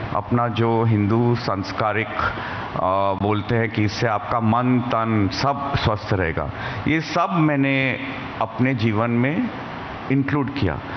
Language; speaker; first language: Hindi; native; Hindi